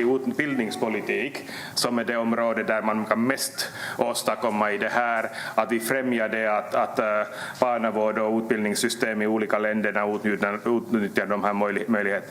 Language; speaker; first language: Swedish; native; Swedish